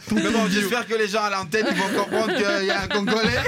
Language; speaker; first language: French; non-native, local second language; Lingala